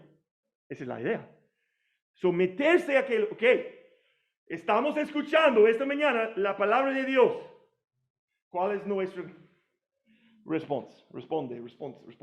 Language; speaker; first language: Spanish; non-native, fluent; English